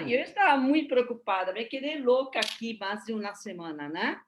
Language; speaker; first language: Spanish; non-native, fluent; Portuguese